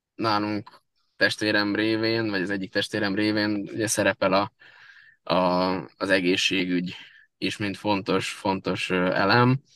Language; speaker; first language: Hungarian; native; Hungarian